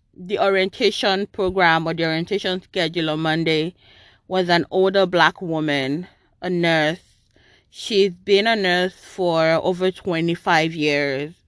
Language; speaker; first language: English; non-native, local second language; Yoruba